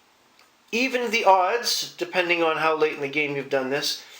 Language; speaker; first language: English; native; English